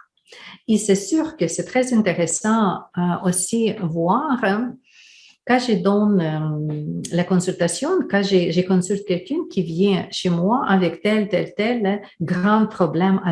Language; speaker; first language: French; non-native, fluent; Ukrainian